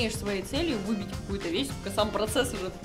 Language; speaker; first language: Russian; native; Russian